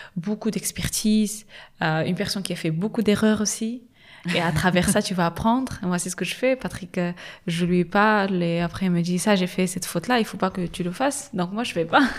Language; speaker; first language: French; non-native, local second language; Arabic